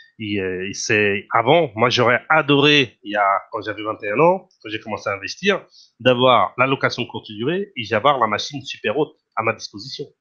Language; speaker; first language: French; non-native, fluent; Portuguese